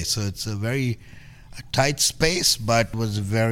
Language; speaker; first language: English; non-native, local second language; Punjabi